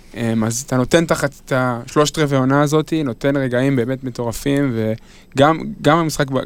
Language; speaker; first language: Hebrew; native; Hebrew